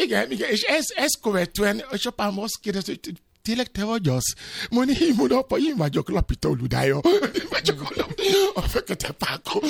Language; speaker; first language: Hungarian; non-native, fluent; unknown